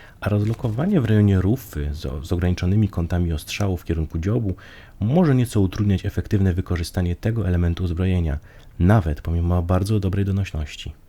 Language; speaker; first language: Polish; native; Polish